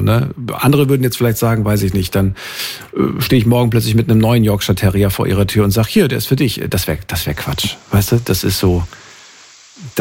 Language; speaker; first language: German; native; German